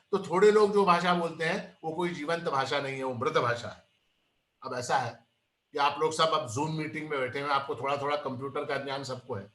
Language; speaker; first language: Hindi; non-native, local second language; Kannada